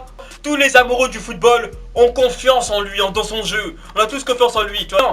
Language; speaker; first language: French; native; French